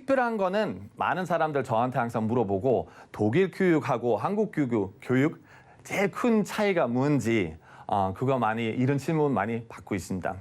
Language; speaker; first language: Korean; non-native, fluent; German